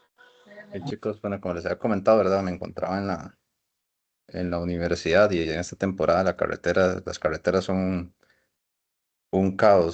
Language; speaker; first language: Spanish; native; Spanish